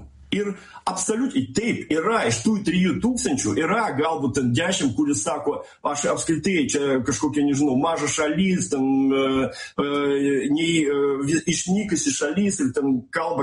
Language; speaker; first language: Lithuanian; non-native, local second language; Russian